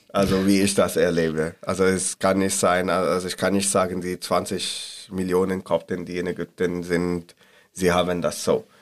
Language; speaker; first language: German; non-native, learner; Arabic